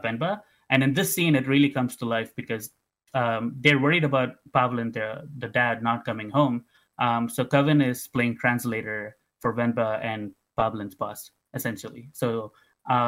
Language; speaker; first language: English; non-native, local second language; Tamil